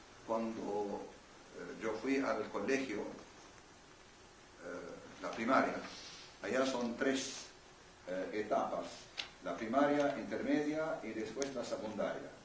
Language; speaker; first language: Spanish; non-native, fluent; Arabic